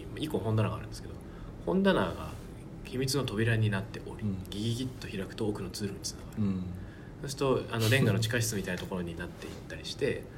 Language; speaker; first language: Japanese; native; Japanese